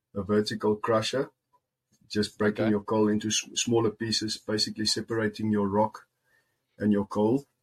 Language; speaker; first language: English; non-native, local second language; Afrikaans